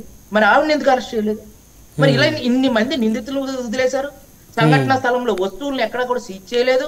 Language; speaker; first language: Telugu; native; Telugu